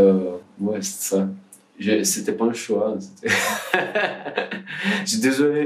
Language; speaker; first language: French; non-native, learner; Portuguese